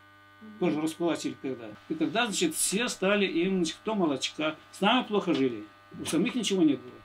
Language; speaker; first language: Russian; native; Russian